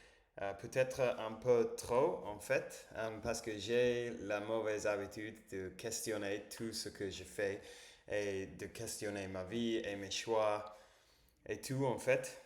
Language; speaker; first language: French; non-native, learner; English